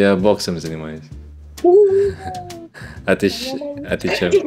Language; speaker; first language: Russian; non-native, learner; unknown